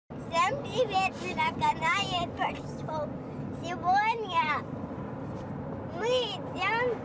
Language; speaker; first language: Russian; early bilingual, heritage; Russian